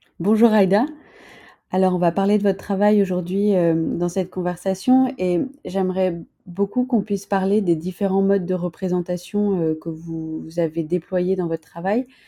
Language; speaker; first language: French; native; French